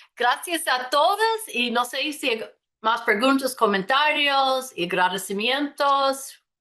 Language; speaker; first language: Spanish; non-native, fluent; English